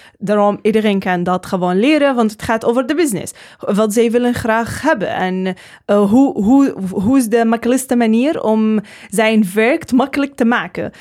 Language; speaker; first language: Dutch; non-native, learner; Arabic